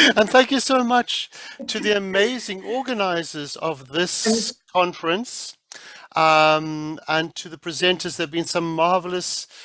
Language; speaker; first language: English; native; English